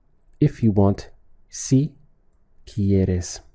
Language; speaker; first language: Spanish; non-native, fluent; English